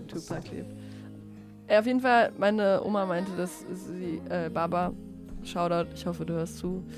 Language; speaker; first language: German; native; German